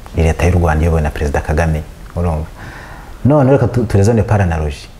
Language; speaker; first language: Kinyarwanda; early bilingual, heritage; Kinyarwanda